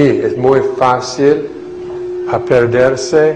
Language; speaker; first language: Spanish; non-native, fluent; English